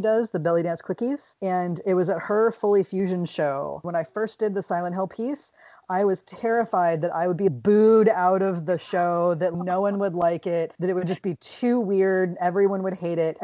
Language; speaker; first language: English; native; English